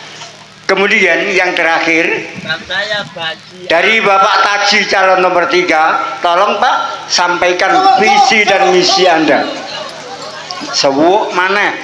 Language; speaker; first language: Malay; non-native, local second language; Javanese